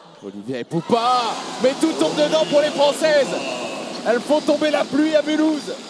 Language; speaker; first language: French; native; French